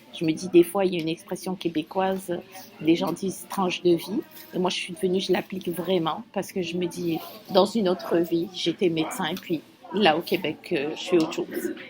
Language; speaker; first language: French; non-native, local second language; Kabyle